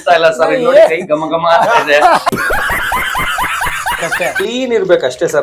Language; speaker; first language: Kannada; native; Kannada